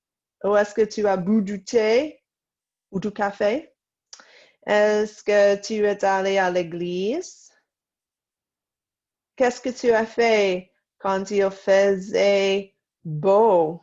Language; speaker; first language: French; non-native, fluent; English